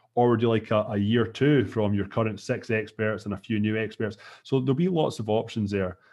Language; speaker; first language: English; native; English